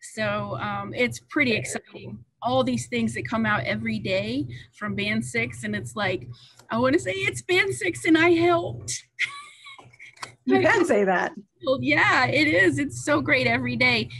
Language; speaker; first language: English; native; English